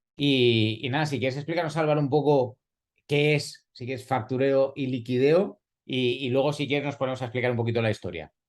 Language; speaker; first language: Spanish; native; Spanish